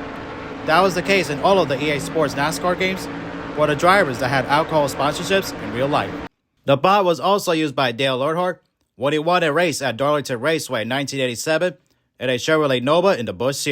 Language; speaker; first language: English; native; English